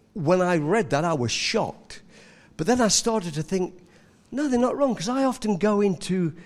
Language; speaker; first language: English; native; English